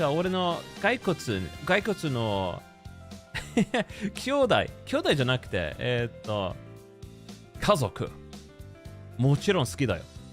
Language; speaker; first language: Japanese; non-native, learner; English